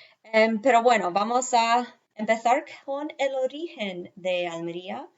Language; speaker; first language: Spanish; non-native, fluent; English